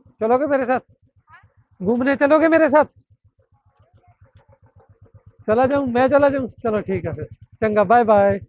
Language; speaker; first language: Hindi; non-native, local second language; Punjabi